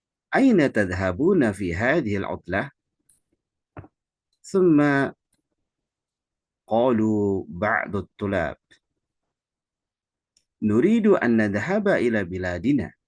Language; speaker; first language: Arabic; non-native, fluent; Indonesian